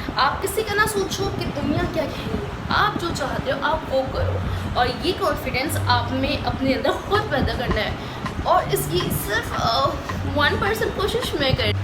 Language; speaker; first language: Urdu; native; Urdu